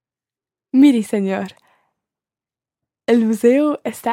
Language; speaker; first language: Spanish; non-native, learner; English